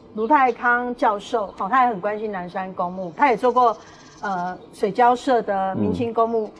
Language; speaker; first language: Chinese; native; Chinese